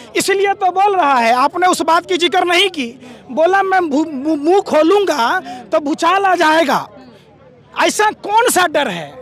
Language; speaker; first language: Hindi; native; Hindi